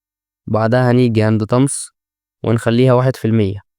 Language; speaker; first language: Arabic; native; Arabic